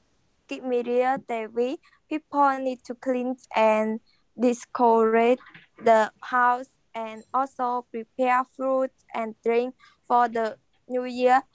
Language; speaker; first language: English; non-native, learner; Khmer